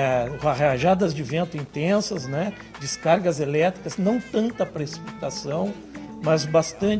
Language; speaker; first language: Portuguese; native; Portuguese